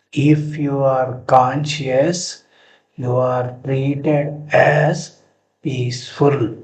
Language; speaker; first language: English; non-native, local second language; Telugu